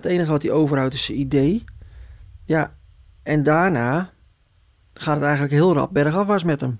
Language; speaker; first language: Dutch; native; Dutch